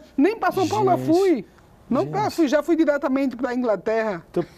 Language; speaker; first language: Portuguese; native; Portuguese